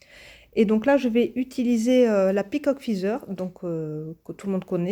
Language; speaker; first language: French; native; French